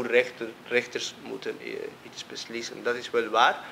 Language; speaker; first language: Dutch; non-native, fluent; Spanish